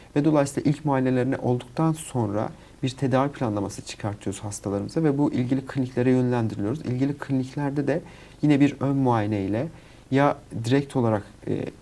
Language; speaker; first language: Turkish; native; Turkish